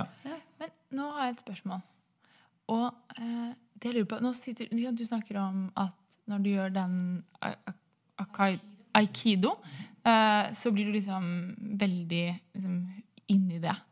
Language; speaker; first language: Norwegian; native; Norwegian